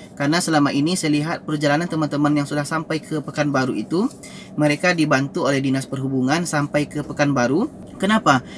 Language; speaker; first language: Malay; native; Malay